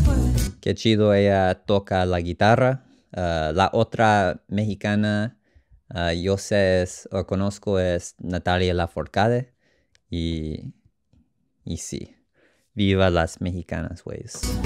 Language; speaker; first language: Spanish; non-native, learner; English